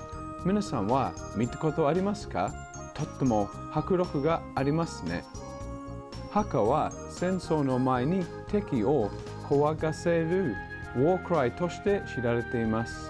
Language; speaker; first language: Japanese; non-native, fluent; English